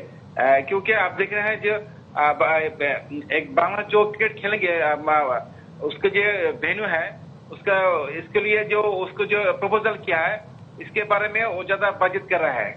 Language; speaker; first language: Hindi; non-native, learner; Bangla